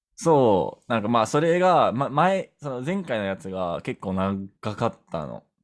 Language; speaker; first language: Japanese; non-native, fluent; English